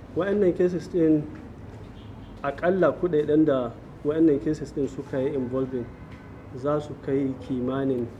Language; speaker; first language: Hausa; native; Hausa